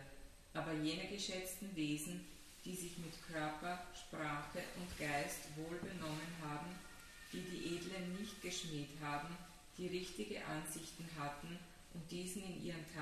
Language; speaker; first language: German; native; German